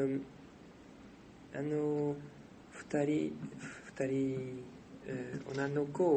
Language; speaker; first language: Japanese; non-native, learner; French